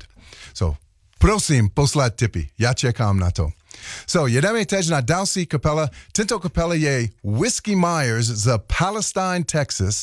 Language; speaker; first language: Czech; non-native, learner; English